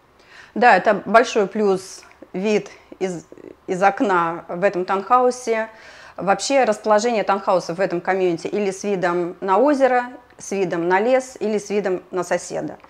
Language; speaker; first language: Russian; native; Russian